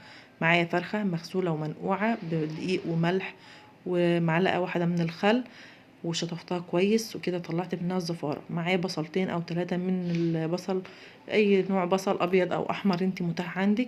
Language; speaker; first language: Arabic; native; Arabic